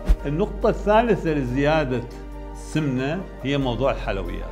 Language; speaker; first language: Arabic; native; Arabic